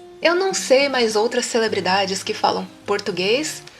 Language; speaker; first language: Portuguese; native; Portuguese